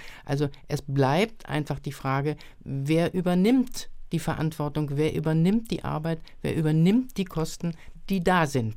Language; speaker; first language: German; native; German